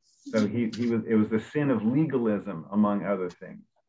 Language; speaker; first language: English; native; English